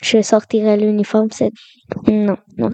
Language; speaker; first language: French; non-native, learner; Spanish